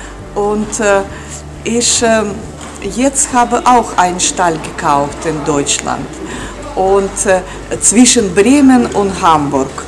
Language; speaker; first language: German; non-native, learner; Russian